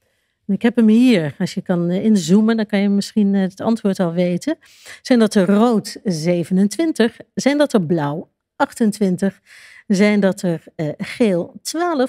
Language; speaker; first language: Dutch; native; Dutch